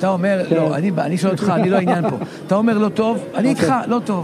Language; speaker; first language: Hebrew; native; Hebrew